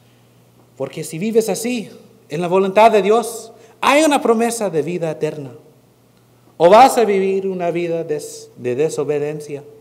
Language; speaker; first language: Spanish; non-native, fluent; English